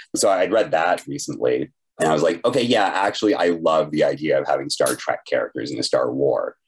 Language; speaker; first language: English; native; English